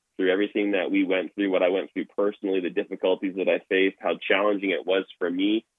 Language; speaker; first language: English; native; English